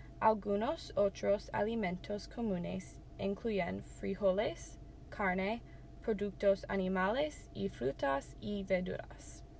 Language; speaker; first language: Spanish; non-native, learner; English